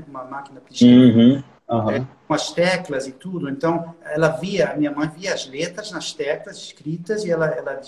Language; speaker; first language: Portuguese; non-native, fluent; German